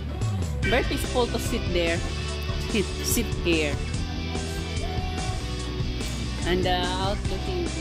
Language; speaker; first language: English; non-native, learner; Filipino